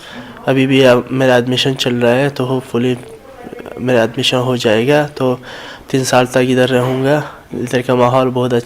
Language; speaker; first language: Hindi; non-native, learner; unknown